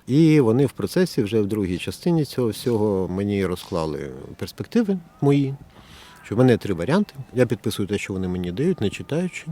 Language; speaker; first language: Ukrainian; native; Ukrainian